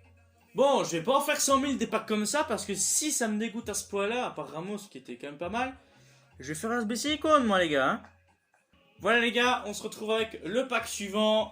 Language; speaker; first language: French; native; French